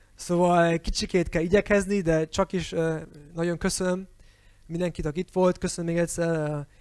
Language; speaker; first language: Hungarian; early bilingual, heritage; Hungarian